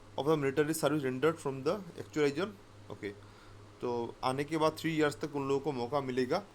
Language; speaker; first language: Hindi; non-native, local second language; Assamese